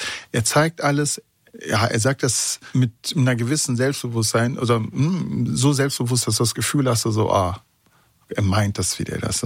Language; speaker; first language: German; early bilingual, other home language; Kurdish